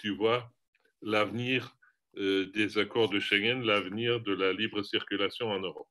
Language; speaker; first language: French; non-native, fluent; German